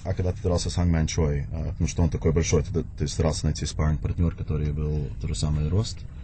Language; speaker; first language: Russian; early bilingual, heritage; Russian